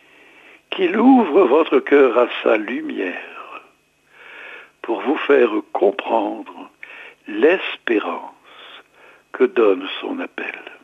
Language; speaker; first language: French; native; French